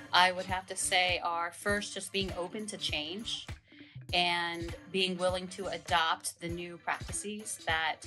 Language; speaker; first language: English; native; English